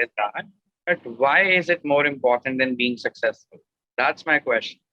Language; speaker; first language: English; non-native, local second language; Hindi